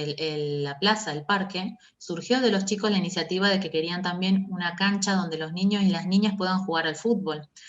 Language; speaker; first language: Spanish; native; Spanish